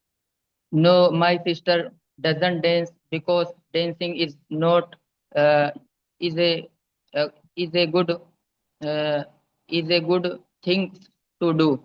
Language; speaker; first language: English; non-native, learner; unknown